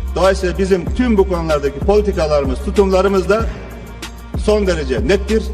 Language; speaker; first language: Turkish; native; Turkish